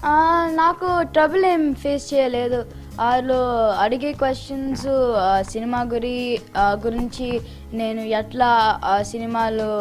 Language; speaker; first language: Telugu; early bilingual, heritage; Telugu